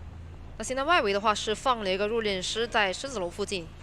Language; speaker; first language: Chinese; native; Chinese